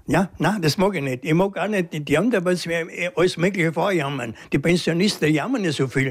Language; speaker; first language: German; native; German